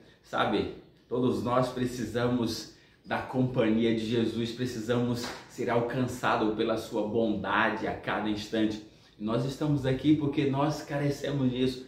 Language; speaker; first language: Portuguese; native; Portuguese